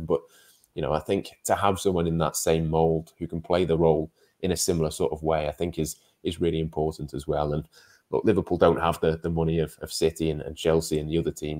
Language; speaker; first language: English; native; English